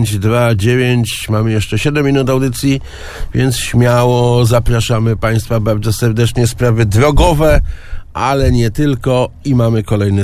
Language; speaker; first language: Polish; native; Polish